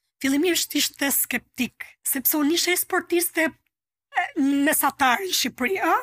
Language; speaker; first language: Albanian; native; Albanian